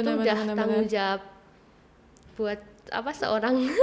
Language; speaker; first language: Indonesian; native; Indonesian